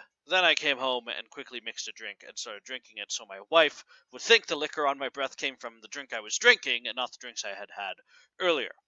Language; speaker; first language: English; native; English